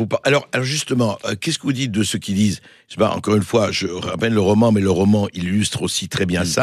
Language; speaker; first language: French; native; French